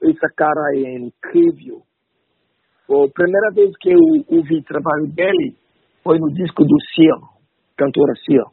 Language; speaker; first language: Portuguese; non-native, learner; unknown